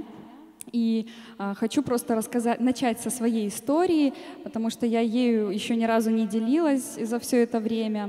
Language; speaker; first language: Russian; native; Russian